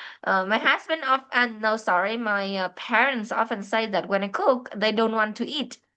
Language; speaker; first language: English; non-native, fluent; Vietnamese